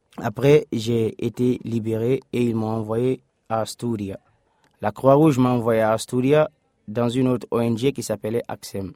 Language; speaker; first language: French; non-native, local second language; Fula